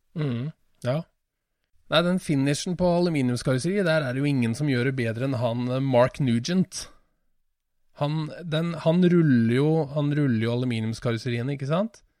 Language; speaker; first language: Norwegian; native; Norwegian